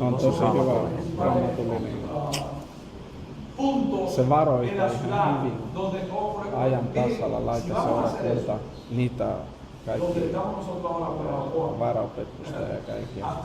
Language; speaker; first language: Finnish; non-native, fluent; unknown